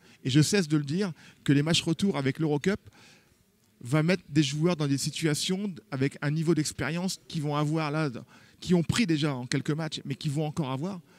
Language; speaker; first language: French; native; French